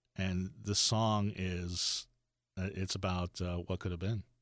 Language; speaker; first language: English; native; English